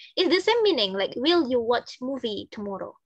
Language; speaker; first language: English; non-native, fluent; Indonesian